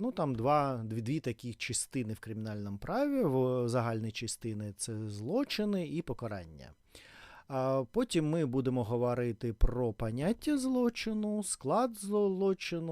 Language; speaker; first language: Ukrainian; non-native, fluent; Russian